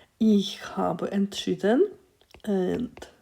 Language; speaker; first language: German; non-native, fluent; Ukrainian